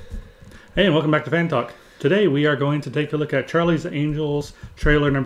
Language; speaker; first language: English; native; English